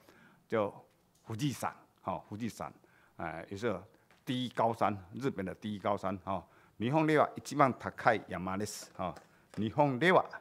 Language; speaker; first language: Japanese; non-native, fluent; Chinese